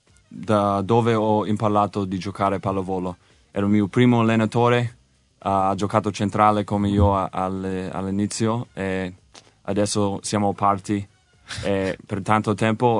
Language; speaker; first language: Italian; non-native, learner; English